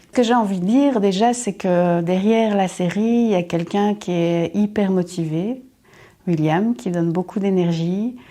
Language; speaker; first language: French; native; French